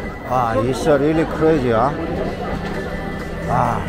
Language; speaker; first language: English; non-native, learner; Korean